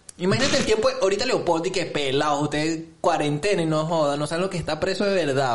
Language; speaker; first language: Spanish; early bilingual, other home language; Chinese